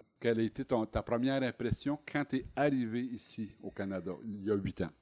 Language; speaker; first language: French; native; French